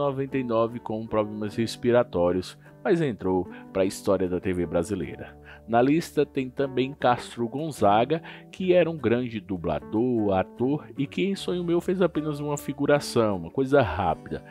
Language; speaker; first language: Portuguese; native; Portuguese